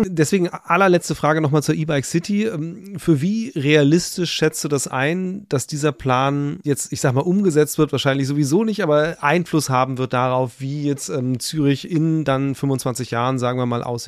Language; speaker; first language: German; native; German